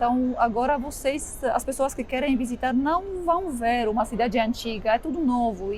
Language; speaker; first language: Portuguese; non-native, fluent; Polish